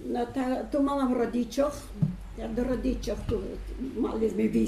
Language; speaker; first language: Slovak; early bilingual, heritage; Slovak